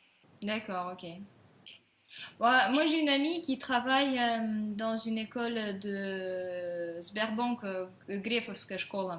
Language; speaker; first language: French; non-native, fluent; Russian